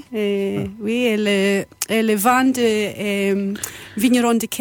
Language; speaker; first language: French; non-native, fluent; English